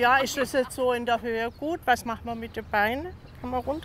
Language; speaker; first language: German; non-native, learner; Tamil